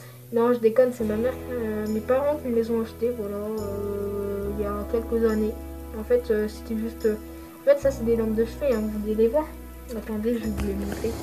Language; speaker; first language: French; native; French